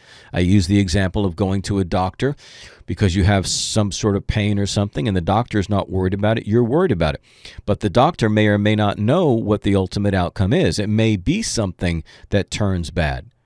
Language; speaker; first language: English; native; English